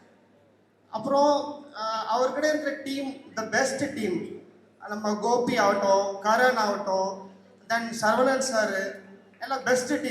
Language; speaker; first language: Tamil; non-native, local second language; Kannada